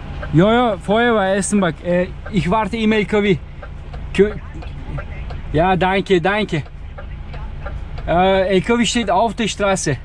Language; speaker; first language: German; non-native, learner; Turkish